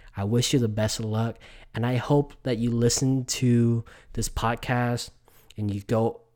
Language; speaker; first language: English; early bilingual, other home language; Vietnamese